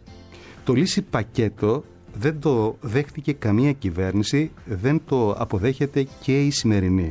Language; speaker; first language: Greek; native; Greek